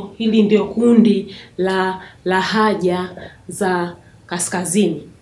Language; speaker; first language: Swahili; native; Swahili